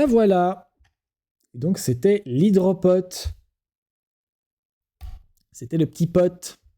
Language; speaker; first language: French; native; French